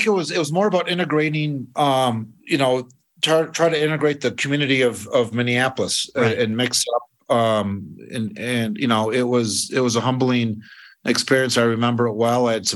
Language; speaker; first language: English; native; English